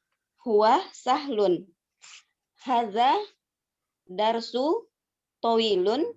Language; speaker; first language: Arabic; non-native, learner; Indonesian